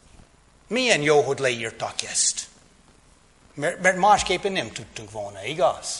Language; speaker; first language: Hungarian; non-native, fluent; English